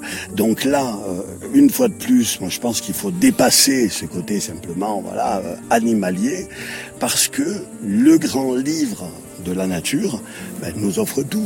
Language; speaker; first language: French; native; French